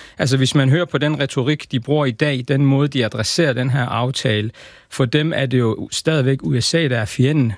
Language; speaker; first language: Danish; early bilingual, other home language; Persian